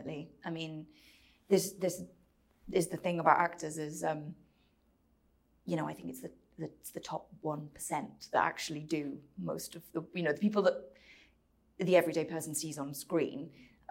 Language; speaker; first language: English; native; English